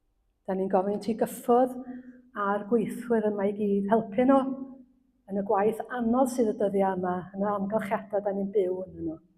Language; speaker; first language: Welsh; native; Welsh